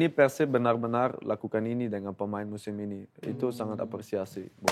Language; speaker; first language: Indonesian; non-native, fluent; Dutch